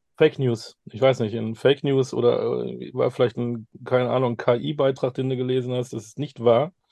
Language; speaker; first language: German; native; German